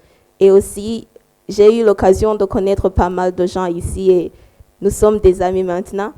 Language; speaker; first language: French; non-native, local second language; Rundi